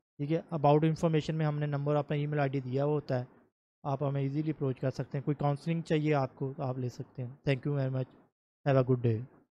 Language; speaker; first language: Urdu; native; Urdu